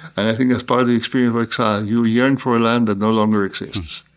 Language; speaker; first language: English; non-native, fluent; Spanish